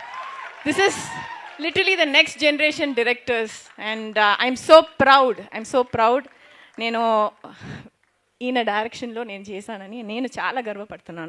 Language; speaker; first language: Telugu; non-native, learner; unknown